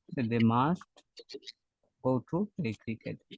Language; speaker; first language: English; non-native, fluent; Bangla